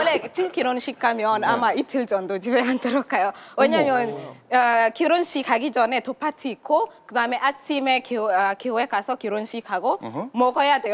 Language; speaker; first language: Korean; non-native, learner; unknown